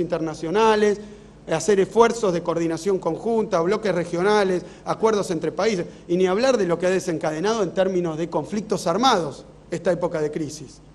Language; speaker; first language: Spanish; native; Spanish